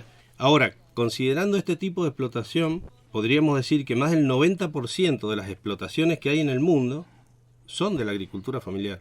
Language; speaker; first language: Spanish; native; Spanish